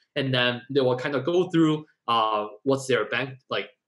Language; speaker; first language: English; non-native, fluent; Chinese